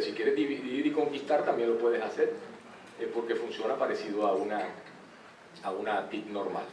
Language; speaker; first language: Spanish; native; Spanish